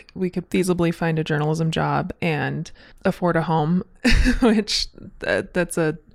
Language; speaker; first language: English; native; English